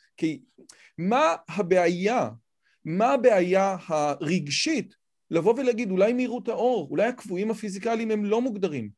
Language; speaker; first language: Hebrew; native; Hebrew